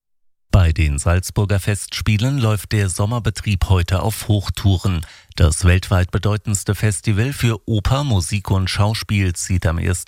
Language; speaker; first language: German; native; German